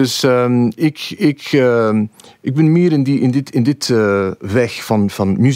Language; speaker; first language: Dutch; non-native, fluent; English